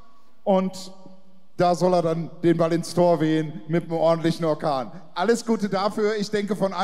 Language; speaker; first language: German; native; German